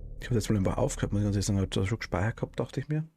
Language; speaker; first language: German; native; German